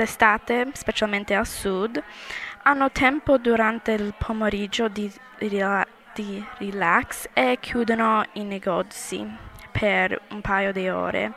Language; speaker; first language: Italian; non-native, learner; English